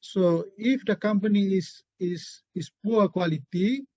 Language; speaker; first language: English; non-native, local second language; Malay